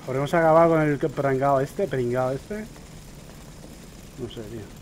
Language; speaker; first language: Spanish; native; Spanish